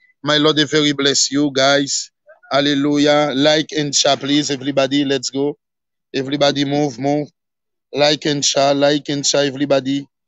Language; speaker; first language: English; non-native, learner; Haitian Creole